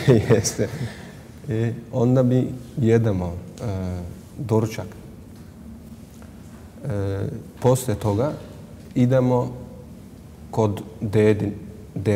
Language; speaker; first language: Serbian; non-native, learner; Turkish